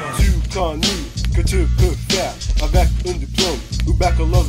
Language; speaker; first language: French; non-native, learner; English